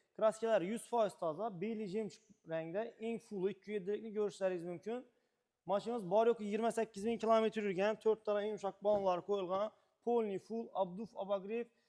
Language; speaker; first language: Uzbek; native; Uzbek